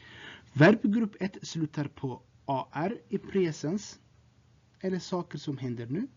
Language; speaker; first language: Swedish; non-native, fluent; Tigrinya